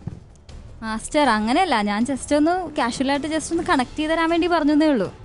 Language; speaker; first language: Malayalam; native; Malayalam